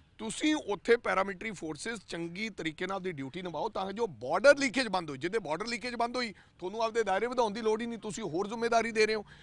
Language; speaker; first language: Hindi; non-native, local second language; Punjabi